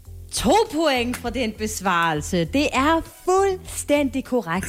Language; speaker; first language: Danish; native; Danish